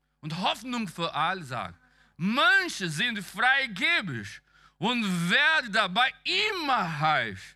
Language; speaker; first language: German; non-native, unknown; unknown